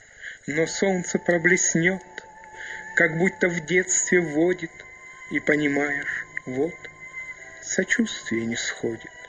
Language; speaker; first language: Russian; native; Russian